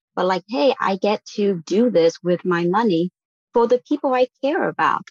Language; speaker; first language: English; non-native, fluent; Vietnamese